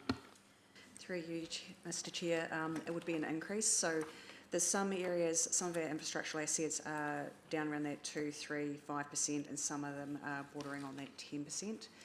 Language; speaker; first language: English; native; English